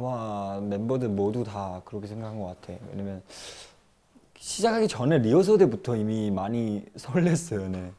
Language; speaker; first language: Korean; non-native, fluent; Chinese